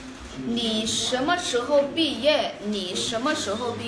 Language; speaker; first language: Chinese; non-native, fluent; Vietnamese